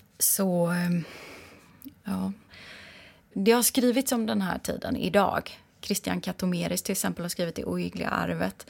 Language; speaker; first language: Swedish; native; Swedish